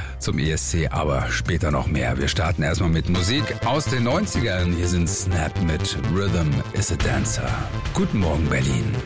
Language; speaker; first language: German; native; German